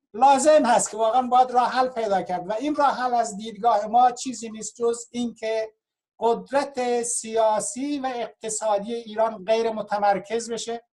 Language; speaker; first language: Persian; non-native, local second language; Baluchi